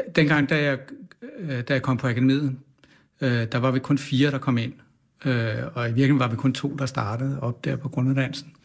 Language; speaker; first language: Danish; native; Danish